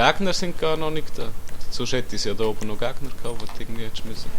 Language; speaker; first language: German; native; German